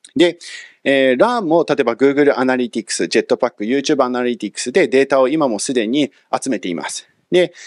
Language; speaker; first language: Japanese; early bilingual, other home language; English